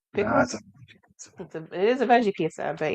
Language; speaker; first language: English; native; English